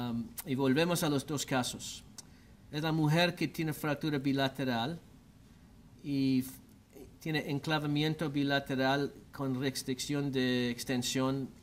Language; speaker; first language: Spanish; non-native, learner; English